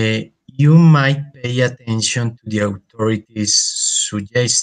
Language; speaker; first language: English; non-native, learner; Spanish